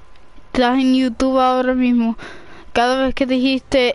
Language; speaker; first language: Spanish; early bilingual, heritage; English